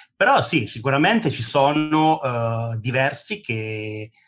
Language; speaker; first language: Italian; native; Italian